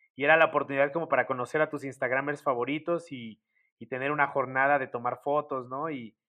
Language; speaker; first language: Spanish; native; Spanish